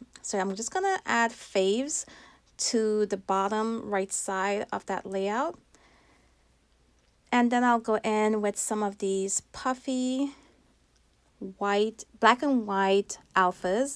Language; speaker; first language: English; native; English